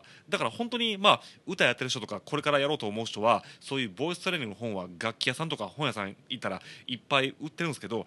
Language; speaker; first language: Japanese; native; Japanese